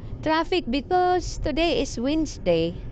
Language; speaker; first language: English; non-native, local second language; Filipino